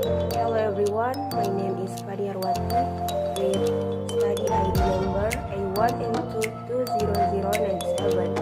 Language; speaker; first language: English; non-native, learner; Indonesian